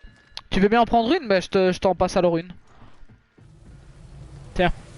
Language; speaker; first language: French; native; French